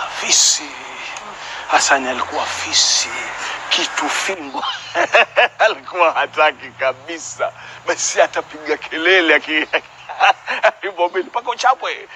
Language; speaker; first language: Swahili; native; Swahili